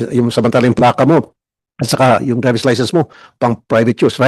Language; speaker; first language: English; non-native, local second language; Filipino